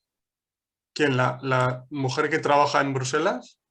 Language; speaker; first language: Spanish; non-native, fluent; English